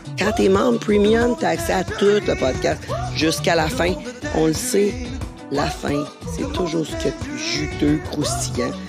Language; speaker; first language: French; native; French